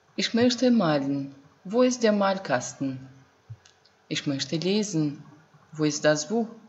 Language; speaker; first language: German; non-native, fluent; Albanian